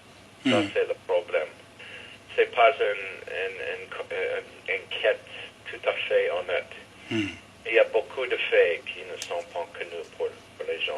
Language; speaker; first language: French; non-native, fluent; English